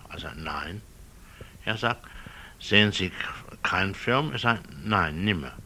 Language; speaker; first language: German; non-native, learner; English